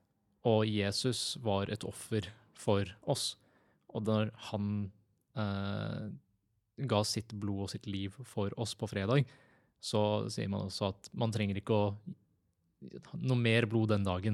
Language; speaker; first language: Norwegian; native; Norwegian